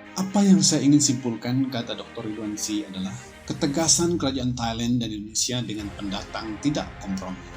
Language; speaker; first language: Malay; native; Malay